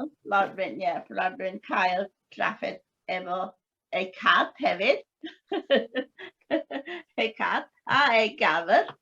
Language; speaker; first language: Welsh; non-native, learner; English